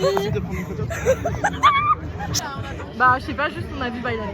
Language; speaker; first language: French; native; French